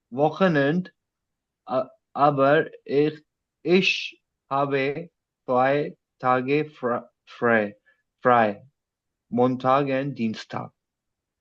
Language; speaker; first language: German; non-native, learner; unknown